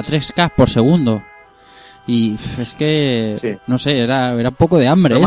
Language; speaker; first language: Spanish; native; Spanish